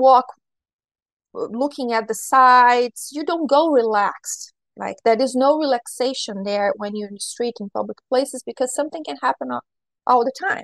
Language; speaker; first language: English; non-native, fluent; Portuguese